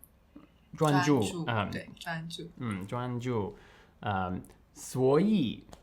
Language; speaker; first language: Chinese; non-native, learner; English